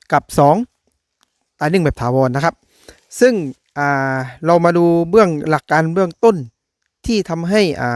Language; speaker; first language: Thai; native; Thai